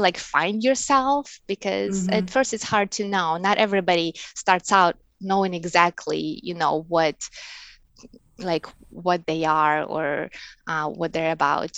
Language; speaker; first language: English; non-native, fluent; Russian